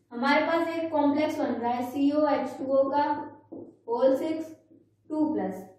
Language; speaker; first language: Hindi; native; Hindi